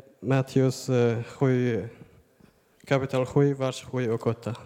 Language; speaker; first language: Swedish; non-native, learner; Persian